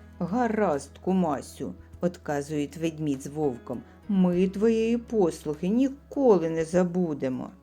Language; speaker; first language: Ukrainian; native; Ukrainian